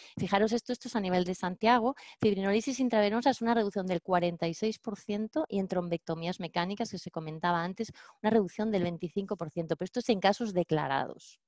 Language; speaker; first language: Spanish; native; Spanish